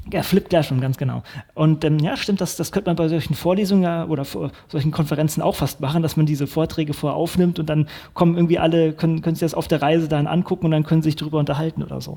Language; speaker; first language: German; native; German